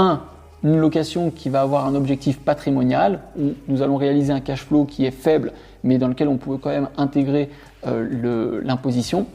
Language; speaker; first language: French; native; French